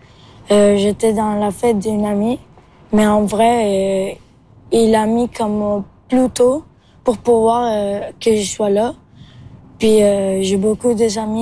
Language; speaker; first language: French; early bilingual, other home language; Spanish